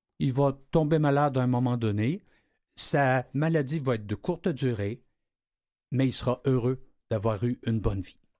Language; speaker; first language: French; native; French